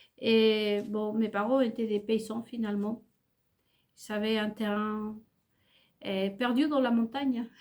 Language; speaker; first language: French; non-native, fluent; Spanish